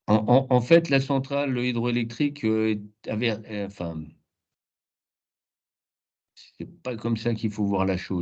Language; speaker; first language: French; native; French